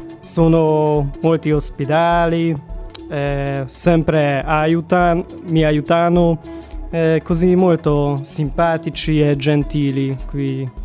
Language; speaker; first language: Italian; non-native, learner; Hungarian